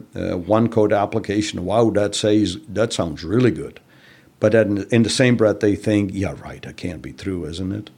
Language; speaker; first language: English; non-native, fluent; Dutch